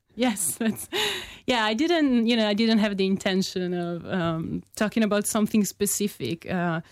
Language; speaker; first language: English; non-native, fluent; Italian